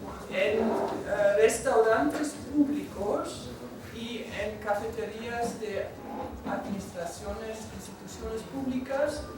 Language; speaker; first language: Spanish; non-native, fluent; German